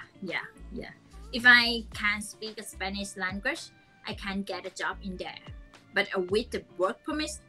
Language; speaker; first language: English; non-native, learner; Thai